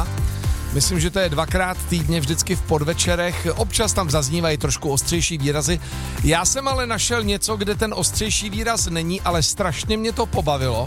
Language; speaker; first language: Czech; native; Czech